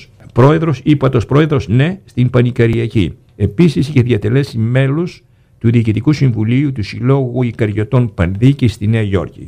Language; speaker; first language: Greek; native; Greek